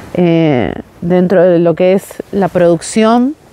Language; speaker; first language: Spanish; native; Spanish